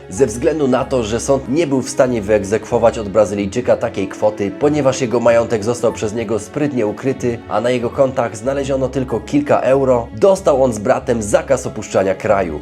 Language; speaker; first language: Polish; native; Polish